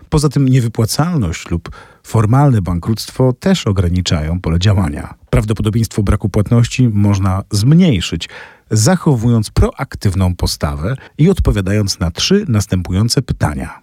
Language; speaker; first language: Polish; native; Polish